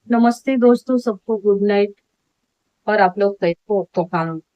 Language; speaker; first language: Hindi; non-native, local second language; Marathi